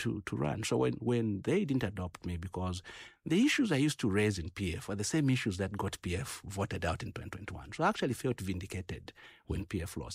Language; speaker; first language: English; non-native, local second language; Bemba